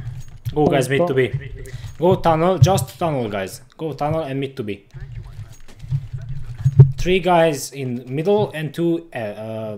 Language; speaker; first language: English; non-native, learner; Hungarian